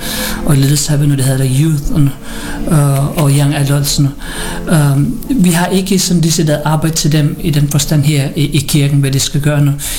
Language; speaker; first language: Danish; non-native, learner; Filipino